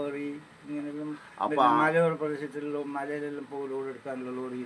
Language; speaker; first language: Malayalam; non-native, local second language; Urdu